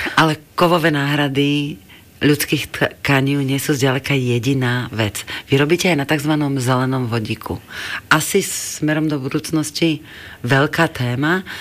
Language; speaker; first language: Slovak; native; Slovak